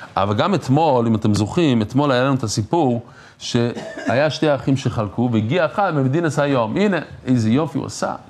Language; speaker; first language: Hebrew; non-native, fluent; English